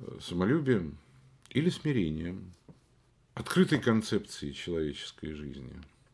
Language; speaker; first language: Russian; native; Russian